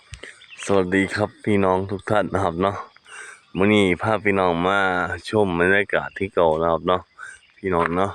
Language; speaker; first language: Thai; non-native, local second language; Northeastern Thai